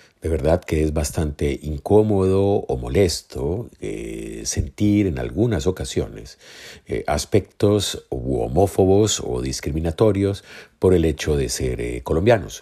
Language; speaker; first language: Spanish; native; Spanish